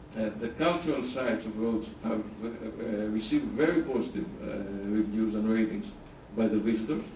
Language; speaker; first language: English; non-native, fluent; Greek